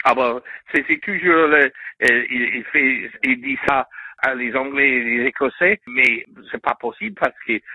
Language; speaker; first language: French; non-native, learner; English